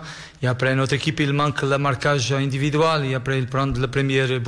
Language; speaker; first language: French; non-native, learner; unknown